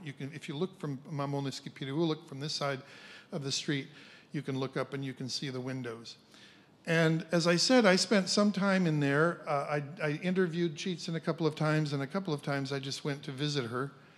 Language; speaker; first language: English; native; English